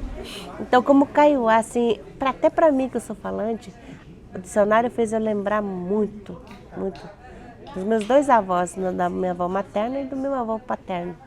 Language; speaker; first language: Portuguese; non-native, local second language; Guarani